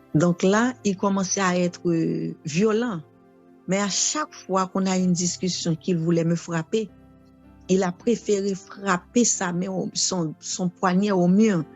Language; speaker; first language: French; non-native, local second language; Haitian Creole